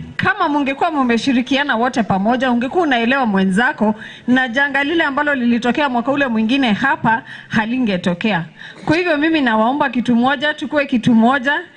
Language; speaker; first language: Swahili; non-native, local second language; Masai